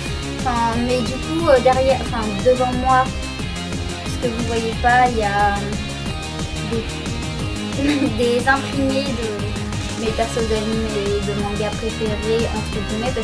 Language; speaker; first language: French; native; French